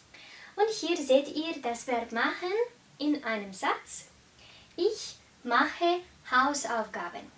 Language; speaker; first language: German; non-native, fluent; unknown